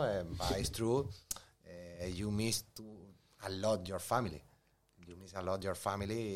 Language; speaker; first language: English; non-native, learner; Spanish